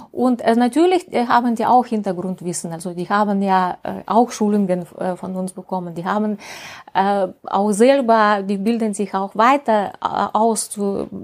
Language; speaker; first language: German; non-native, fluent; Russian